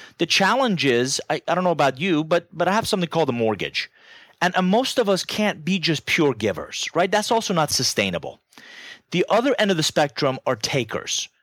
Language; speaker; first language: English; non-native, fluent; Persian